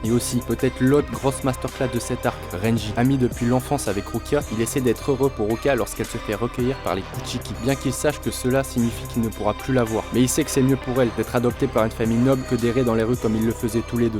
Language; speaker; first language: French; native; French